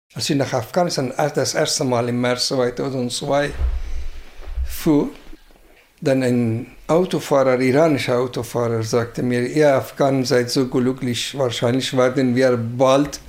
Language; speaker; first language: German; non-native, fluent; Persian